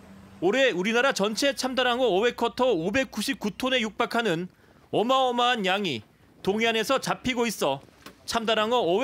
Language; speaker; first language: Korean; native; Korean